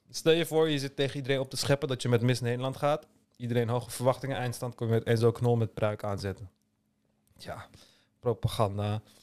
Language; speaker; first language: Dutch; early bilingual, other home language; Turkish